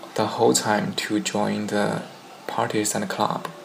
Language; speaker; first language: English; non-native, fluent; Chinese